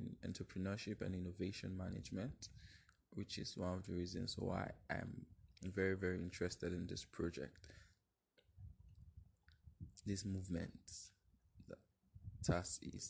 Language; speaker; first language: English; non-native, local second language; Yoruba